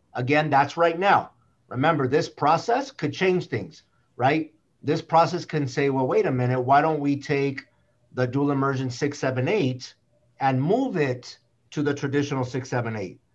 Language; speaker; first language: English; native; English